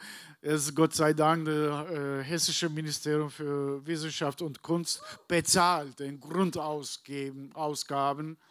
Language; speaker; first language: German; non-native, learner; Turkish